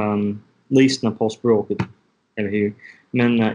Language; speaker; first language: Swedish; non-native, learner; English